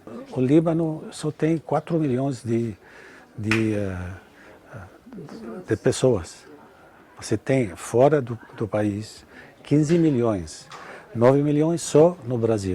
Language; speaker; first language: Portuguese; non-native, fluent; Arabic